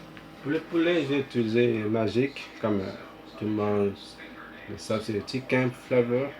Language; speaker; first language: French; non-native, fluent; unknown